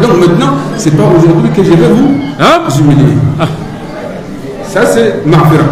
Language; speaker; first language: French; non-native, local second language; Soninke